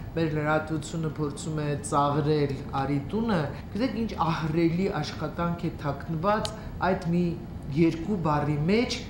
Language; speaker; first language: Armenian; native; Armenian